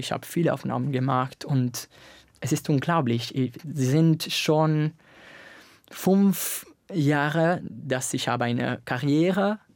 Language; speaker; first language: German; non-native, learner; Italian